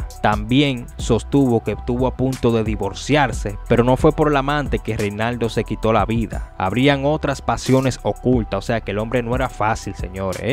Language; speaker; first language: Spanish; native; Spanish